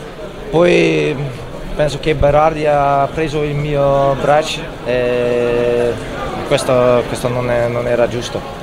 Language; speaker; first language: Italian; non-native, fluent; Dutch